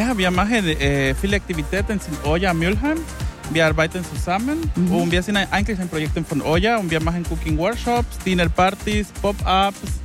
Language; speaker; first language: German; non-native, fluent; Spanish